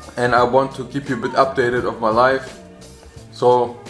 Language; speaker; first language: English; non-native, fluent; German